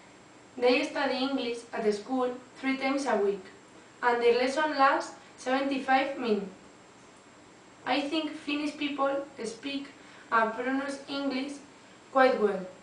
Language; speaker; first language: English; non-native, learner; Spanish